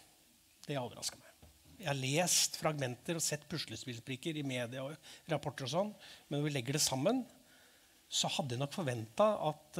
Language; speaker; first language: Norwegian; native; Norwegian